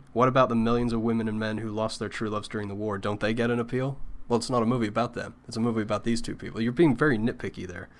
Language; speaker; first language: English; native; English